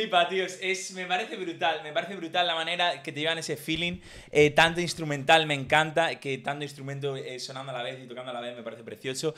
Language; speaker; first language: Spanish; native; Spanish